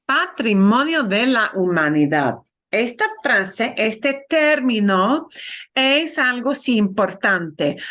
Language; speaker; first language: Spanish; non-native, fluent; English